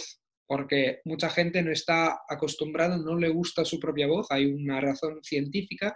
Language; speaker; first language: Spanish; non-native, fluent; Italian